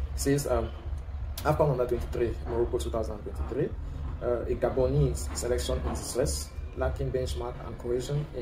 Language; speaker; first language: English; non-native, local second language; French